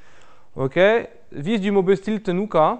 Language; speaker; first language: Norwegian; non-native, fluent; French